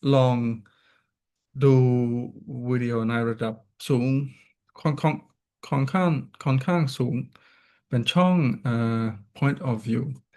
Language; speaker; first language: Thai; non-native, learner; English